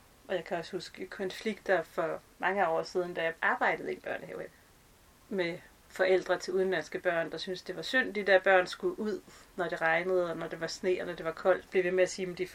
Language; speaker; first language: Danish; native; Danish